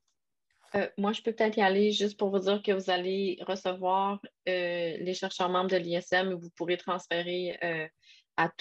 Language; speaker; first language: French; native; French